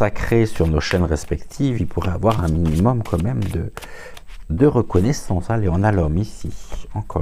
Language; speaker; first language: French; native; French